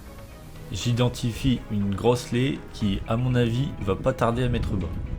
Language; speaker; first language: French; native; French